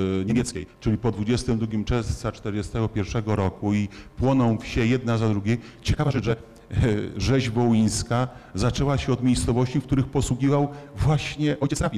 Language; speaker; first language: Polish; native; Polish